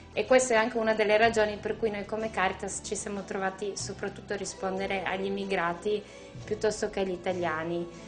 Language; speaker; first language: Italian; native; Italian